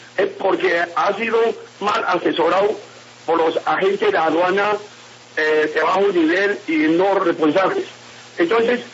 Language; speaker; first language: Spanish; non-native, fluent; Chinese